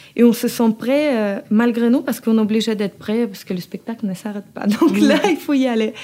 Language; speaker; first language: French; non-native, fluent; Kazakh